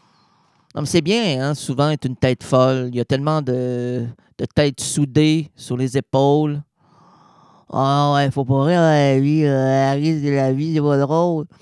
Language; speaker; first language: French; native; French